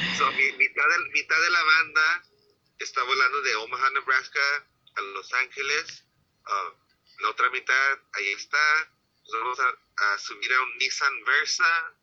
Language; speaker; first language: English; early bilingual, other home language; Spanish